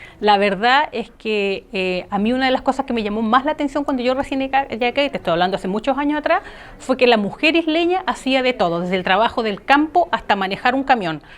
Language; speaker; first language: Spanish; native; Spanish